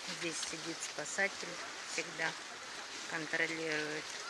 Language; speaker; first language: Russian; native; Russian